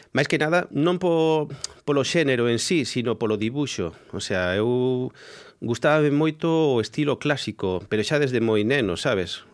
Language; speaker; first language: Galician; non-native, local second language; Spanish